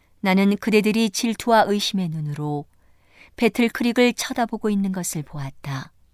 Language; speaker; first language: Korean; native; Korean